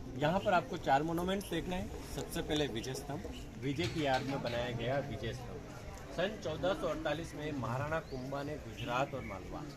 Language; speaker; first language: Hindi; native; Hindi